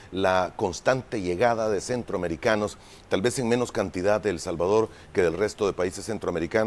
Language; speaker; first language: Spanish; native; Spanish